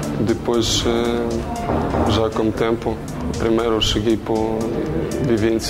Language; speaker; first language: Portuguese; non-native, learner; Ukrainian